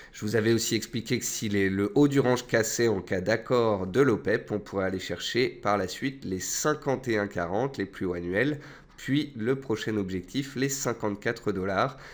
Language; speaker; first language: French; native; French